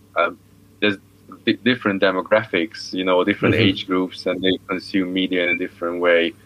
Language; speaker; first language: English; non-native, fluent; Hungarian